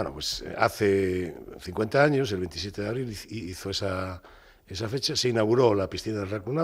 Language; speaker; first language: Spanish; native; Spanish